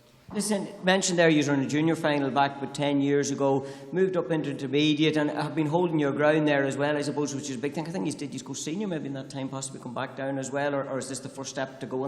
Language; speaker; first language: English; native; English